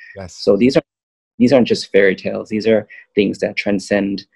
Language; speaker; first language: English; native; English